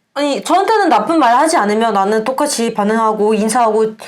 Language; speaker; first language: Korean; non-native, fluent; Ukrainian